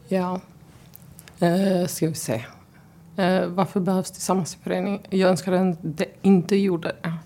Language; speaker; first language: Swedish; early bilingual, other home language; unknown